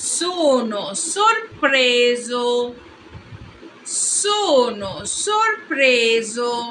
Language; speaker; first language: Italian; non-native, learner; Bangla